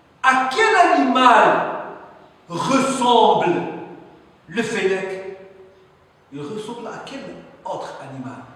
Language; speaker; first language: French; non-native, local second language; Arabic